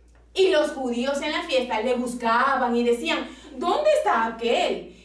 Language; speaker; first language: Spanish; native; Spanish